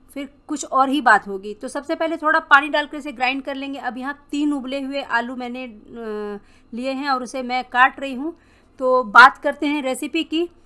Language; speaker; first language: Hindi; native; Hindi